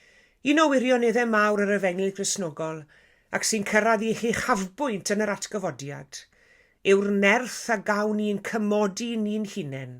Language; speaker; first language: Welsh; native; Welsh